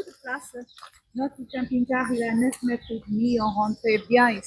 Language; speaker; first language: French; non-native, fluent; Portuguese